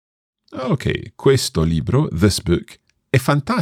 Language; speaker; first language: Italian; non-native, fluent; English